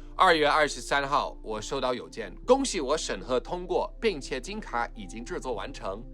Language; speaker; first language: Chinese; non-native, fluent; English